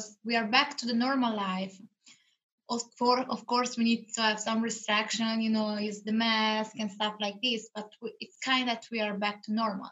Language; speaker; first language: English; non-native, fluent; Italian